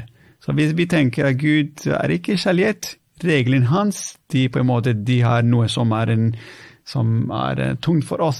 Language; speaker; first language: Norwegian; non-native, fluent; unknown